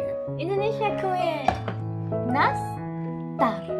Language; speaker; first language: Indonesian; non-native, learner; Japanese